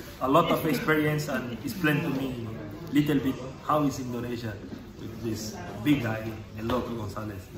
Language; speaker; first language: English; non-native, learner; Spanish